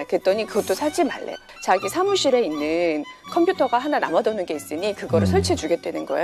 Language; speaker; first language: Korean; native; Korean